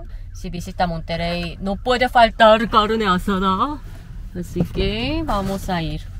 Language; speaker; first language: Spanish; non-native, fluent; Korean